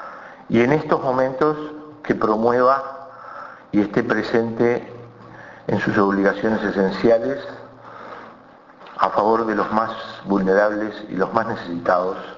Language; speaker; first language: Spanish; native; Spanish